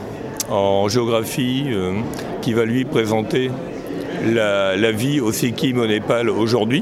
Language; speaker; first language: French; native; French